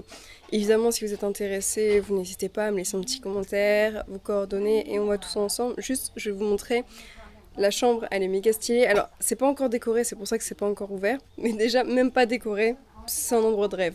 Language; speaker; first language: French; native; French